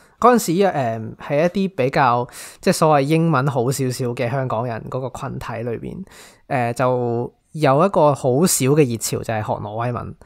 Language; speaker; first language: Cantonese; native; Cantonese